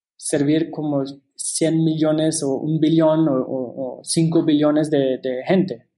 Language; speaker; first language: Spanish; non-native, fluent; German